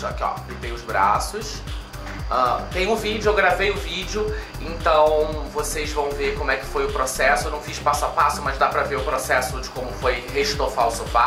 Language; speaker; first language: Portuguese; native; Portuguese